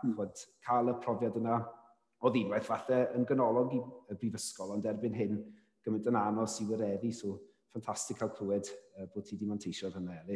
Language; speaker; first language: Welsh; native; Welsh